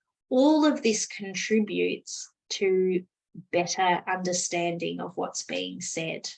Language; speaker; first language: English; native; English